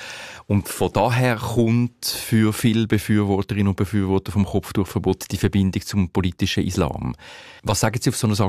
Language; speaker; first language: German; native; German